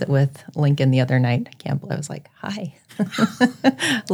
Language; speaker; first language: English; native; English